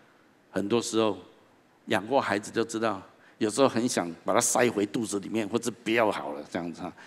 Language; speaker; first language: Chinese; native; Chinese